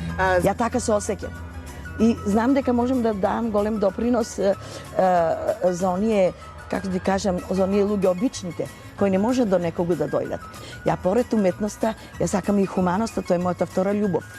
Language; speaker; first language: Macedonian; non-native, local second language; Romany